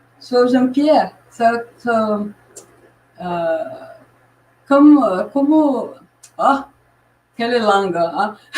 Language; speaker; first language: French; non-native, learner; Portuguese